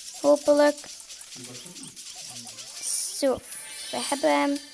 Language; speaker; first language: Dutch; non-native, learner; Turkish